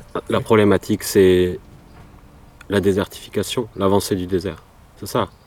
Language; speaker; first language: French; native; French